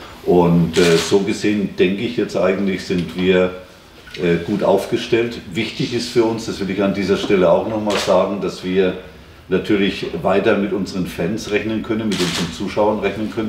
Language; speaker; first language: German; native; German